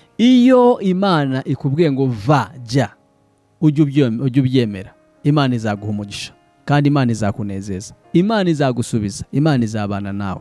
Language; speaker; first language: Kinyarwanda; early bilingual, heritage; Kinyarwanda